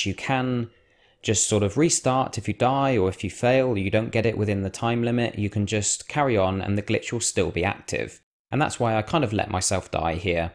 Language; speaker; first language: English; native; English